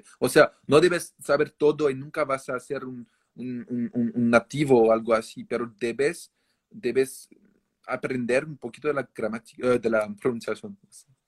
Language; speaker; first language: Spanish; non-native, fluent; French